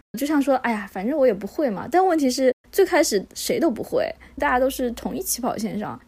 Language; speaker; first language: Chinese; native; Chinese